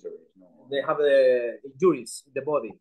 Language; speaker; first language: English; non-native, learner; Spanish